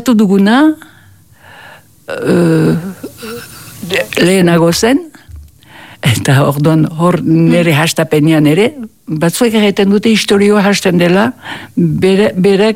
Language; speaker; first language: Basque; native; Basque